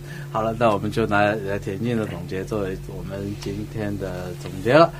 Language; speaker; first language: Chinese; native; Chinese